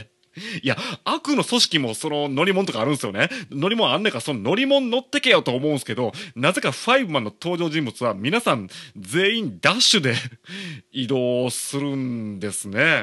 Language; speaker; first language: Japanese; native; Japanese